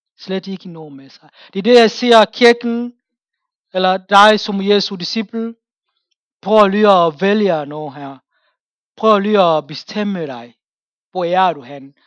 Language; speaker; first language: Danish; non-native, fluent; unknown